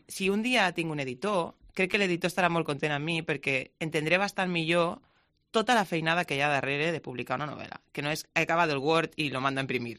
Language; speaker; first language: Catalan; non-native, local second language; Spanish